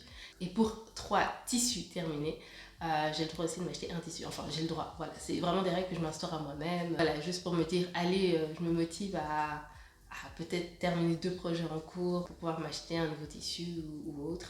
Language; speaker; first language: French; native; French